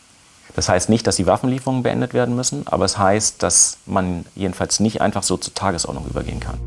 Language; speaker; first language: German; native; German